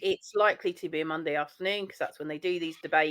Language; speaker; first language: English; native; English